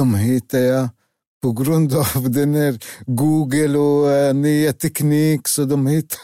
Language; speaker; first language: Swedish; non-native, learner; Arabic